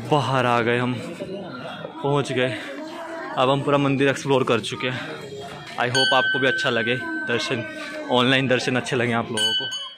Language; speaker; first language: Hindi; native; Hindi